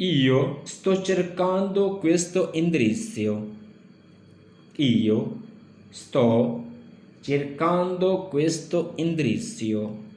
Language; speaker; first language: Italian; non-native, learner; Urdu